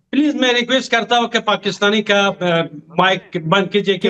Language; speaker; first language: Hindi; non-native, fluent; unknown